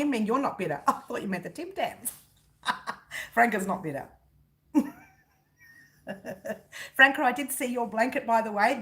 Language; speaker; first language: English; native; English